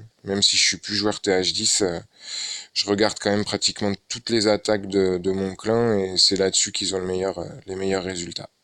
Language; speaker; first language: French; native; French